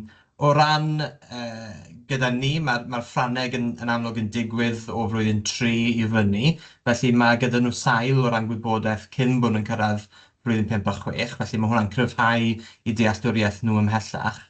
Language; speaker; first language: Welsh; native; Welsh